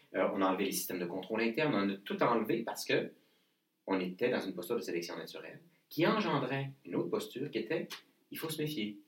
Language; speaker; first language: French; native; French